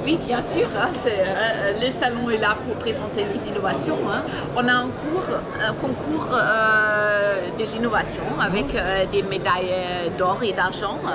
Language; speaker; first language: French; non-native, fluent; German